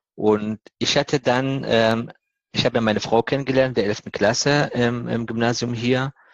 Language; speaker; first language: German; non-native, fluent; Persian